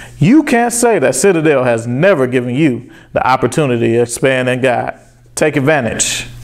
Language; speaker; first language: English; native; English